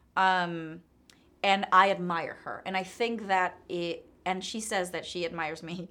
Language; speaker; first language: English; non-native, fluent; Spanish